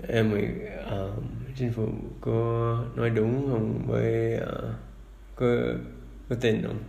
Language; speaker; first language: Vietnamese; early bilingual, heritage; English